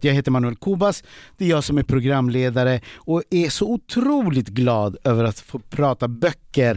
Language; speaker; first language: Swedish; native; Swedish